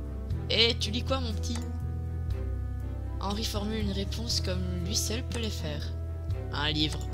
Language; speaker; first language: French; native; French